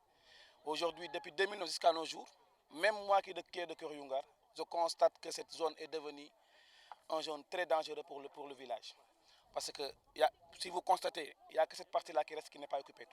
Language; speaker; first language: French; non-native, local second language; Wolof